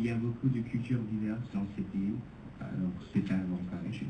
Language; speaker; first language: French; non-native, learner; English